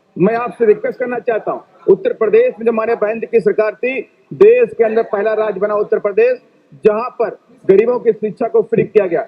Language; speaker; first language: Hindi; native; Hindi